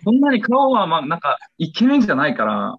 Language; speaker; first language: Japanese; non-native, learner; Korean